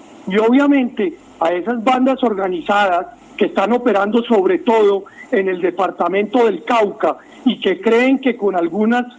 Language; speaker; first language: Spanish; native; Spanish